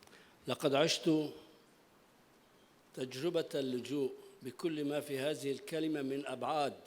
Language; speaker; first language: Arabic; native; Arabic